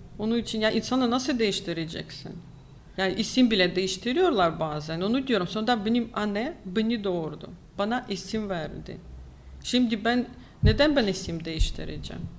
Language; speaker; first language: Turkish; non-native, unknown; Ukrainian